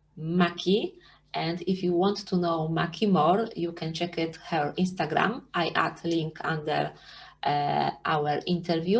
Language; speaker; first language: English; non-native, fluent; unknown